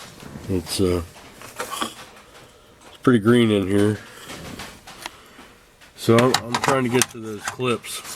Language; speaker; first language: English; native; English